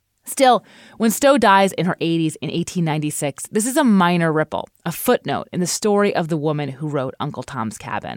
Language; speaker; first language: English; native; English